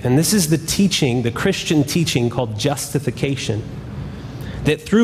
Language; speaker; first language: English; native; English